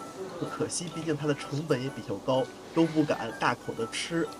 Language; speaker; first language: Chinese; native; Chinese